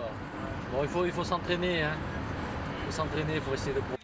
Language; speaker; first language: French; early bilingual, other home language; Korean